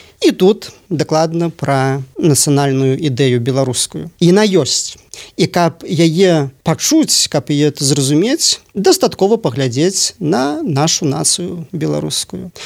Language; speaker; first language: Belarusian; native; Belarusian